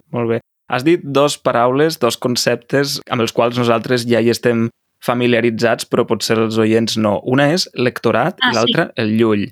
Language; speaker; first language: Catalan; native; Catalan